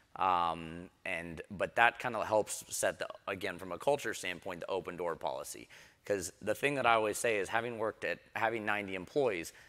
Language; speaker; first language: English; native; English